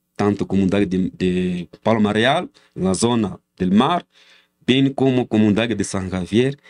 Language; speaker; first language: Spanish; non-native, learner; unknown